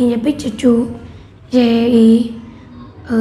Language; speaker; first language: English; non-native, learner; Vietnamese